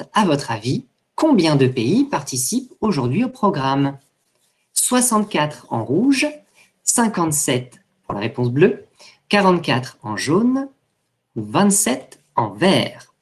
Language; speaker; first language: French; native; French